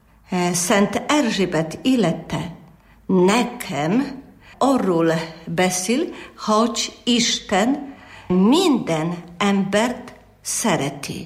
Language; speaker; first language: Hungarian; non-native, learner; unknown